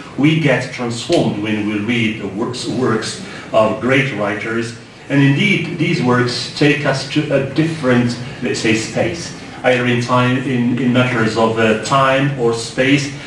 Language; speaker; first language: English; non-native, fluent; Arabic